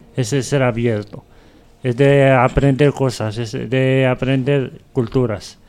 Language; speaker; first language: Spanish; non-native, fluent; Arabic